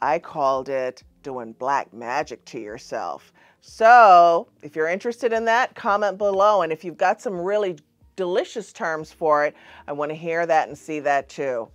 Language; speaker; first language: English; native; English